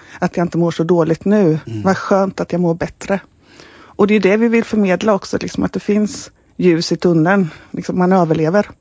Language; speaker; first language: Swedish; native; Swedish